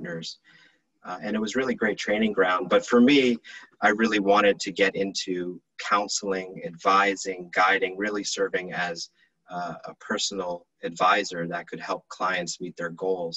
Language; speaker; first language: English; native; English